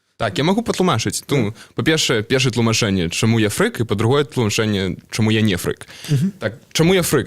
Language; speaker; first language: Belarusian; non-native, local second language; Russian